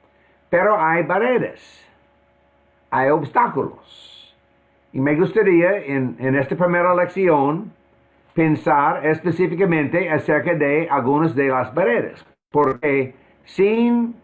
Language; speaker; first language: Spanish; non-native, fluent; English